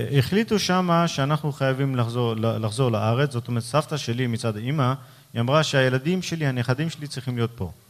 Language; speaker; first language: Hebrew; early bilingual, other home language; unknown